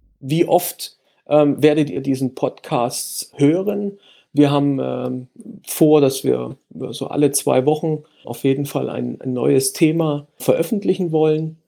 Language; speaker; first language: German; native; German